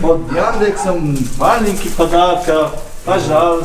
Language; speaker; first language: Russian; non-native, learner; Tajik